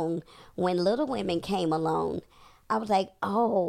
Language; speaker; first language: English; native; English